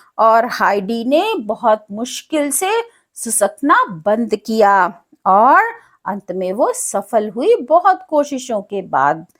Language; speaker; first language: Hindi; native; Hindi